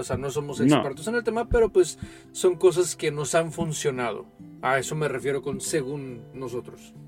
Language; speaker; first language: Spanish; native; Spanish